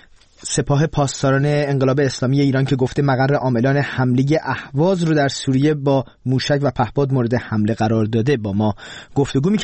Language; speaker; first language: Persian; native; Persian